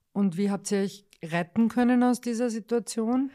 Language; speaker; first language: German; native; German